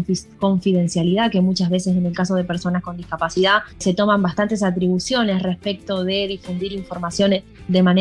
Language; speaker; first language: Spanish; native; Spanish